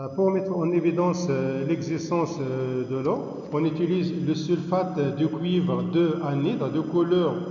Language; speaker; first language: French; non-native, local second language; Arabic